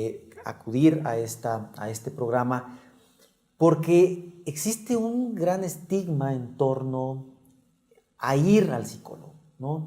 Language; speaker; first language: Spanish; native; Spanish